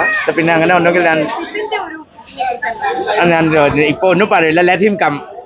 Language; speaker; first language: Malayalam; non-native, fluent; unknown